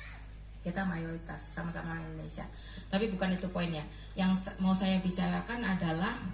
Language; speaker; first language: Indonesian; native; Indonesian